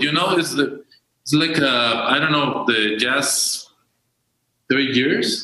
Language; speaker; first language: English; non-native, learner; Spanish